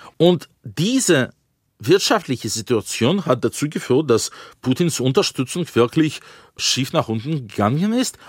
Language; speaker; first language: German; non-native, fluent; Russian